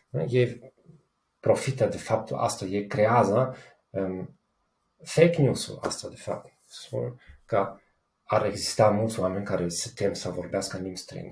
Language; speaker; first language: Romanian; non-native, fluent; German